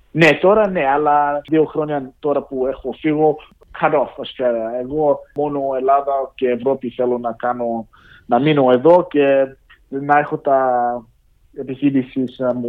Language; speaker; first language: Greek; early bilingual, heritage; English